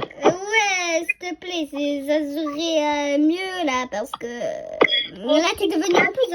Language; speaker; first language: French; native; French